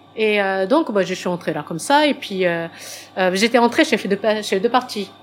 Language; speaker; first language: French; non-native, fluent; Japanese